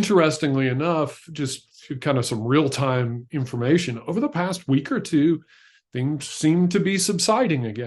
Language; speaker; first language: English; native; English